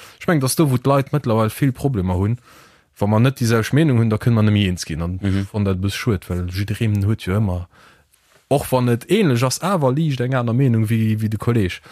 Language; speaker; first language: Luxembourgish; early bilingual, other home language; Portuguese